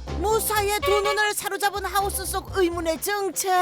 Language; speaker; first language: Korean; native; Korean